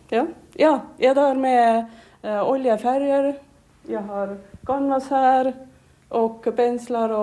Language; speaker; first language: Swedish; non-native, learner; Estonian